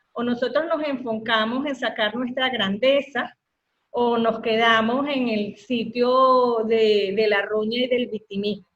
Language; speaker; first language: Spanish; native; Spanish